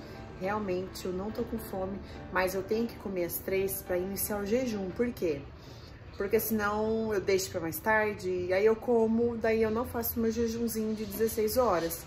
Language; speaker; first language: Portuguese; native; Portuguese